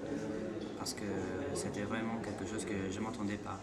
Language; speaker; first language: French; non-native, fluent; Italian